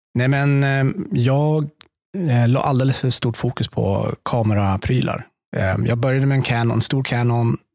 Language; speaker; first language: Swedish; early bilingual, other home language; Persian